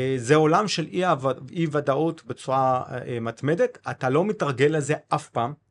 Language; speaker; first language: Hebrew; non-native, fluent; English